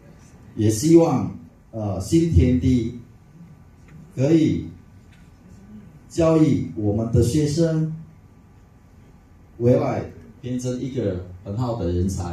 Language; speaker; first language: Chinese; non-native, fluent; Indonesian